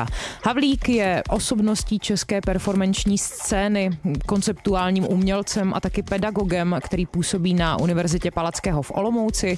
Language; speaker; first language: Czech; native; Czech